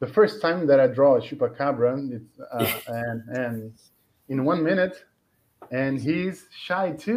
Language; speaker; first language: English; non-native, fluent; Portuguese